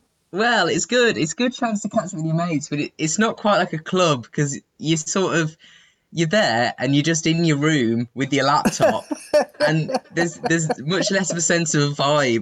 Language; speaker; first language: English; native; English